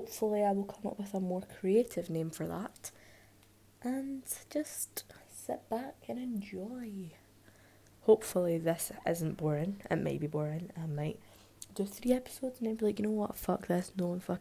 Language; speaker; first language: English; native; English